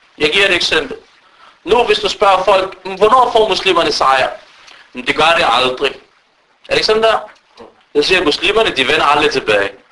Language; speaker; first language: Danish; early bilingual, other home language; Arabic